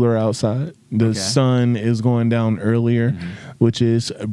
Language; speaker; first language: English; native; English